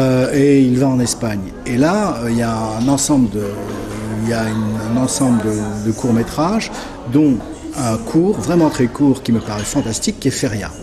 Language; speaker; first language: French; native; French